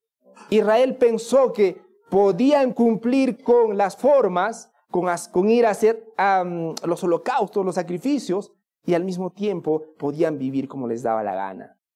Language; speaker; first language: Spanish; native; Spanish